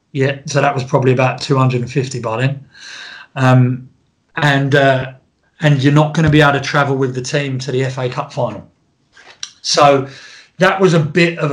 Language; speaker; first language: English; native; English